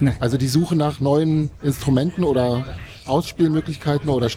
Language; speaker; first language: German; native; German